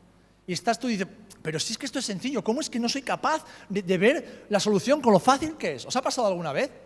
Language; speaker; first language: Spanish; native; Spanish